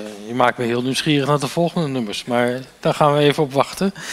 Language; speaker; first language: Dutch; native; Dutch